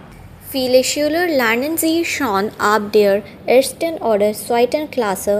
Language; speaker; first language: German; non-native, learner; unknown